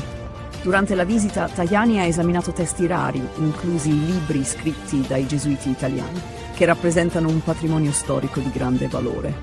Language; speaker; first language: Italian; native; Italian